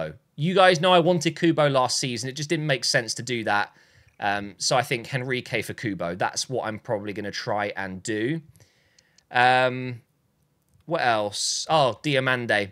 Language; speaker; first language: English; native; English